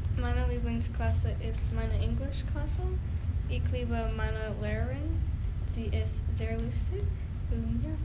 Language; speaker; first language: German; non-native, learner; English